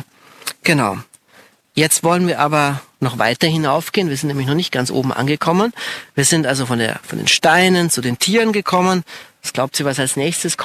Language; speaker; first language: German; native; German